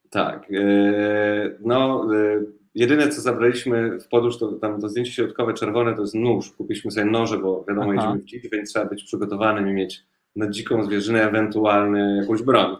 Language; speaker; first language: Polish; native; Polish